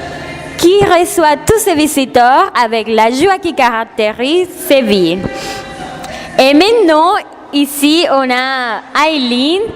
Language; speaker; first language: French; non-native, learner; Spanish